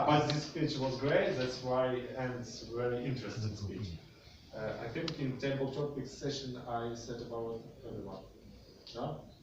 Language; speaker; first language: English; non-native, learner; Russian